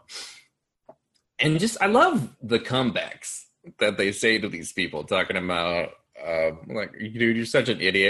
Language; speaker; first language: English; native; English